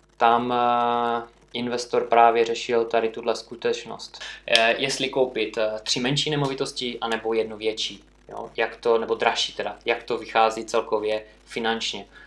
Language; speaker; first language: Czech; native; Czech